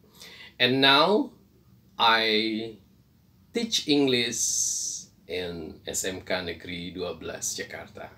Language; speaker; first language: English; non-native, fluent; Indonesian